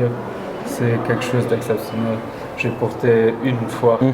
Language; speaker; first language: French; non-native, local second language; Luxembourgish